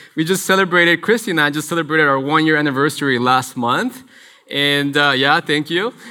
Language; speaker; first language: English; early bilingual, other home language; Spanish